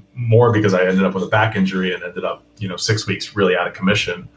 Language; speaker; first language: English; native; English